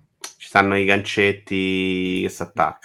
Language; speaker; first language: Italian; native; Italian